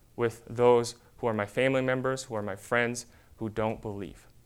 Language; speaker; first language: English; early bilingual, other home language; Korean